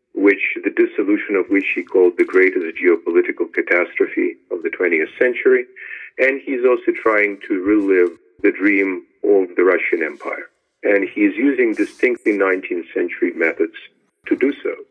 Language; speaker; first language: English; non-native, fluent; Ukrainian